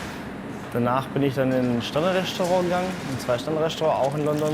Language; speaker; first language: German; native; German